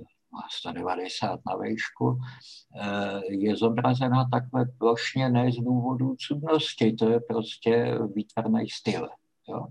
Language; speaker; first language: Czech; native; Czech